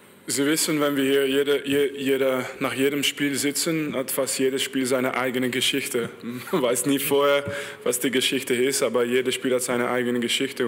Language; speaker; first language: German; non-native, fluent; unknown